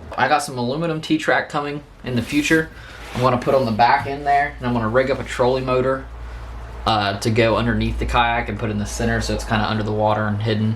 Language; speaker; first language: English; native; English